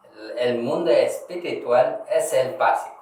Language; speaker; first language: Spanish; non-native, learner; Korean